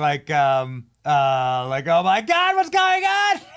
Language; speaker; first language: English; native; English